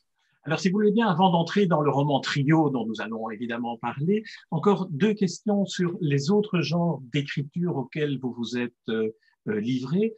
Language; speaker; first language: French; native; French